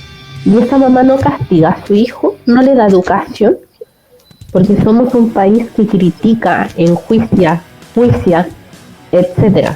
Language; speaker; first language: Spanish; native; Spanish